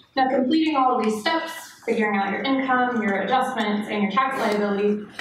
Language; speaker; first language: English; native; English